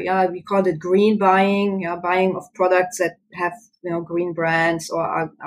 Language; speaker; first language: English; non-native, fluent; German